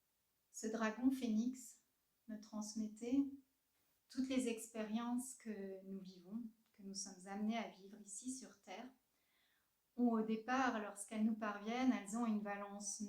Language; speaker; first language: French; native; French